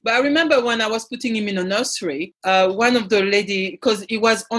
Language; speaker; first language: English; non-native, fluent; French